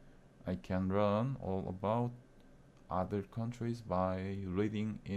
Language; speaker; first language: English; non-native, learner; Korean